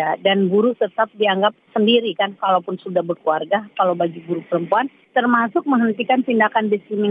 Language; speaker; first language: Indonesian; native; Indonesian